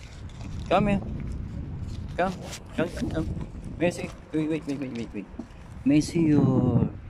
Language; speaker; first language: English; non-native, local second language; Filipino